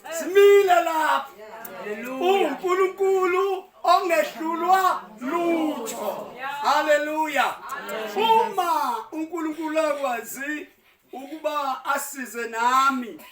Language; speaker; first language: Zulu; native; Zulu